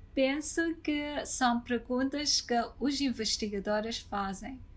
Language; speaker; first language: Portuguese; non-native, fluent; Chinese